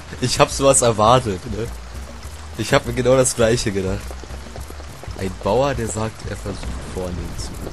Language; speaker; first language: German; native; German